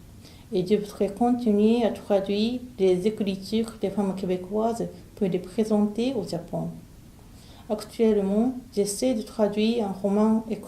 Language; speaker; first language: French; non-native, fluent; Japanese